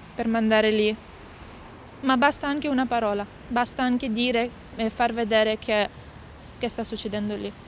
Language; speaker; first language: Italian; non-native, fluent; Ukrainian